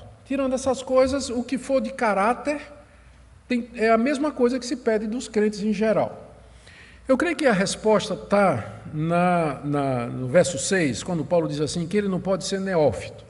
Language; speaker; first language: Portuguese; native; Portuguese